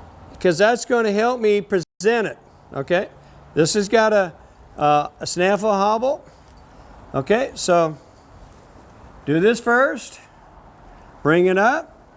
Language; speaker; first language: English; native; English